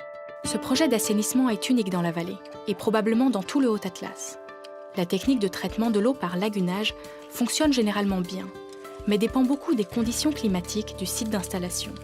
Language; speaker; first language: French; native; French